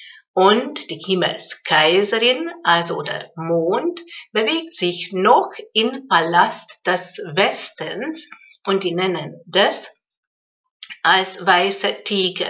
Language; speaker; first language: German; non-native, fluent; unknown